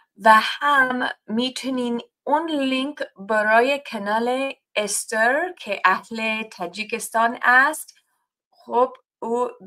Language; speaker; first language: Tajik; non-native, learner; English